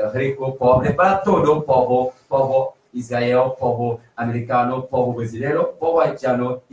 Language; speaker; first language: Portuguese; non-native, learner; Haitian Creole